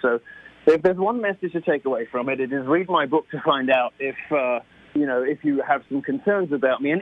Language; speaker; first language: English; native; English